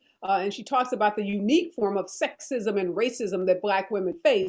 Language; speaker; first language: English; native; English